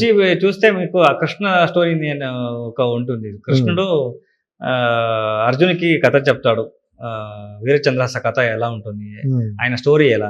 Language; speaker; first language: Telugu; non-native, learner; Kannada